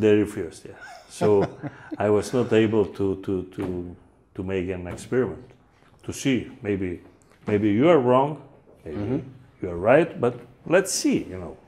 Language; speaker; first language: English; non-native, learner; Macedonian